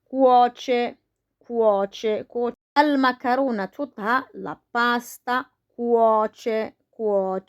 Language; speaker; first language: Italian; non-native, fluent; Arabic